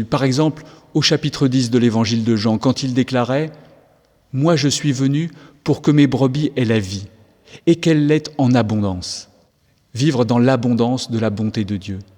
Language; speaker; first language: French; native; French